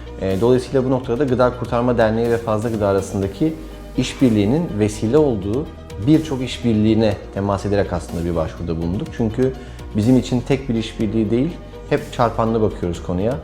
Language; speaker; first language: Turkish; native; Turkish